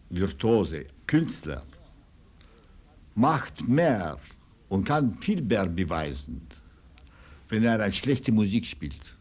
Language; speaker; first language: German; non-native, fluent; Russian